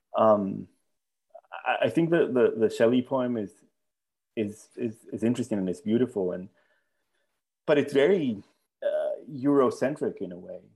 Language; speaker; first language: English; non-native, fluent; Spanish